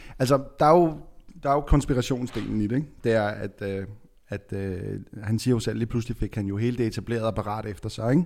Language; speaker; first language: Danish; early bilingual, other home language; Turkish